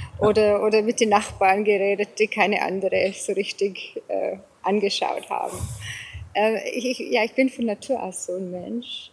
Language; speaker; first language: German; non-native, fluent; Afrikaans